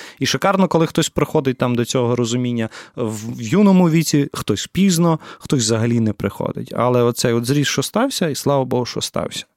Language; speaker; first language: Ukrainian; native; Ukrainian